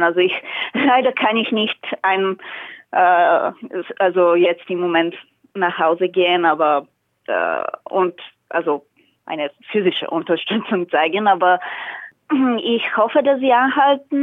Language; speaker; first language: German; non-native, fluent; Bulgarian